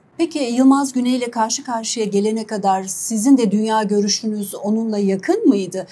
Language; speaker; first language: Turkish; native; Turkish